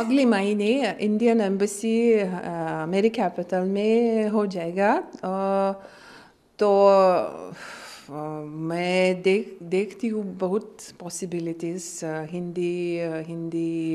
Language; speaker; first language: Hindi; non-native, learner; Lithuanian